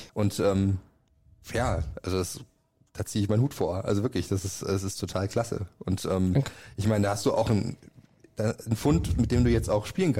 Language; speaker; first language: German; native; German